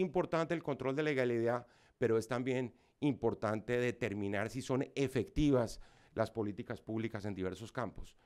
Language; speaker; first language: Spanish; native; Spanish